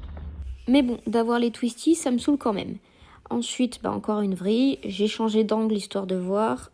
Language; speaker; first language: French; native; French